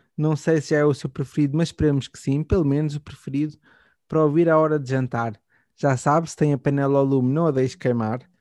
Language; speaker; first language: Portuguese; native; Portuguese